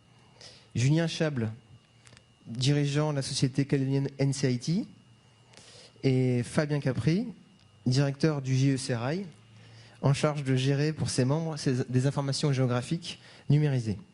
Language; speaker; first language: French; native; French